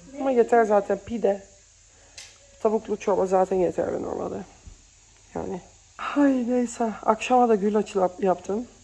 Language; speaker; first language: Turkish; early bilingual, heritage; Turkish